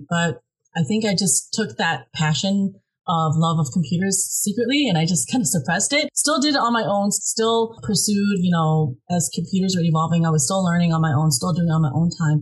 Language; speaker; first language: English; early bilingual, other home language; Hmong